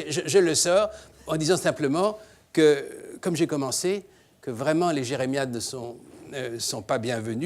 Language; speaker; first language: French; native; French